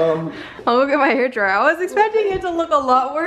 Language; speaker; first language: English; native; English